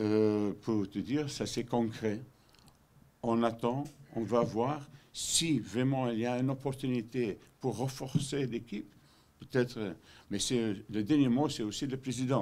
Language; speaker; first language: French; non-native, learner; Dutch